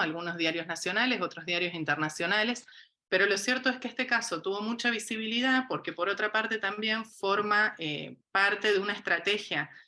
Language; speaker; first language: Spanish; native; Spanish